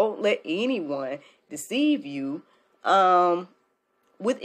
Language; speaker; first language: English; native; English